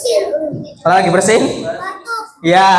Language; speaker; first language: Indonesian; native; Indonesian